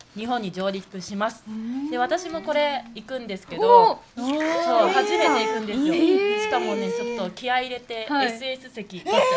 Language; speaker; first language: Japanese; native; Japanese